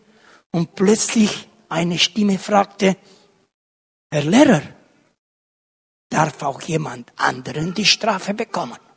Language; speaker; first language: German; non-native, fluent; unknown